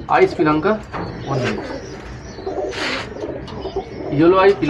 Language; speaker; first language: English; non-native, learner; Bangla